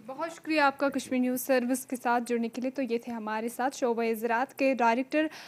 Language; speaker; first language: Urdu; non-native, local second language; Kashmiri